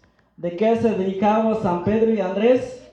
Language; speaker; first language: Spanish; non-native, local second language; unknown